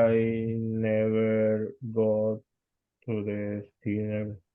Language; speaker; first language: English; non-native, learner; Spanish